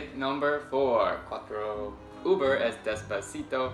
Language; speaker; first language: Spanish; non-native, learner; English